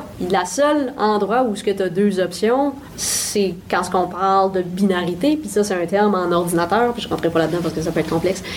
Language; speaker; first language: French; native; French